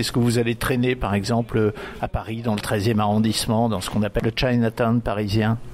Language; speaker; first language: French; native; French